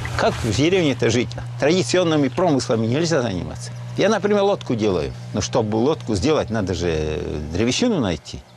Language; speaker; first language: Russian; non-native, local second language; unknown